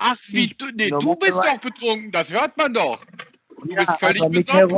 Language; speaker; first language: German; native; German